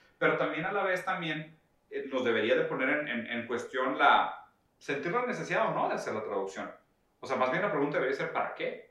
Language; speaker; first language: Spanish; early bilingual, other home language; Portuguese